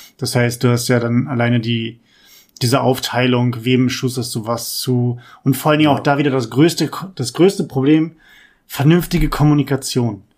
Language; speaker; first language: German; native; German